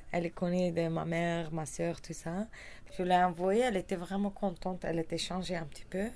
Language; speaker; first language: French; non-native, learner; Kurdish